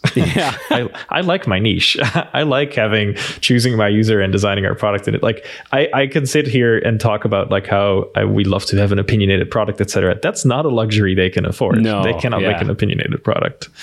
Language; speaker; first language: English; non-native, fluent; Dutch